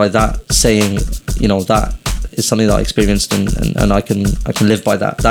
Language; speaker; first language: English; native; English